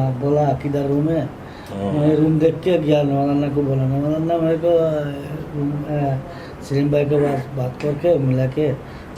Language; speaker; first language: Hindi; non-native, local second language; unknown